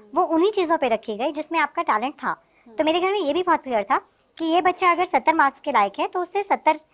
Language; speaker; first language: Hindi; native; Hindi